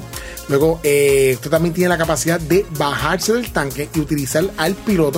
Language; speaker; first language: Spanish; native; Spanish